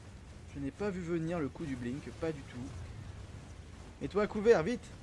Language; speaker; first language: French; native; French